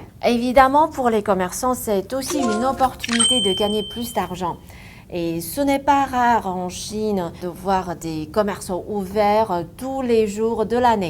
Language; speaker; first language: French; non-native, fluent; Chinese